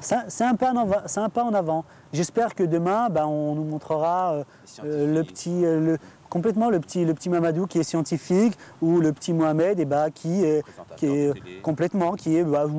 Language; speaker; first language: French; native; French